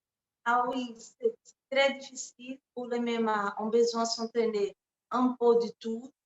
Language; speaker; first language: French; non-native, learner; Portuguese